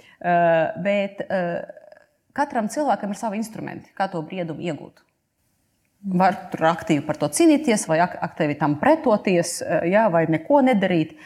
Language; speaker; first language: Latvian; non-native, local second language; Russian